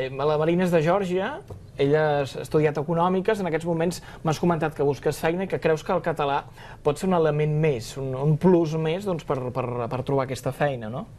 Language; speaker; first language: Catalan; native; Catalan